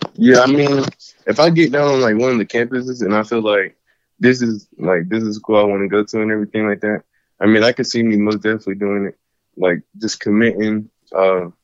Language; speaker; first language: English; native; English